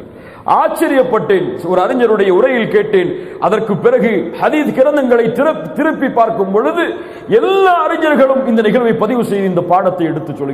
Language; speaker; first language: Tamil; native; Tamil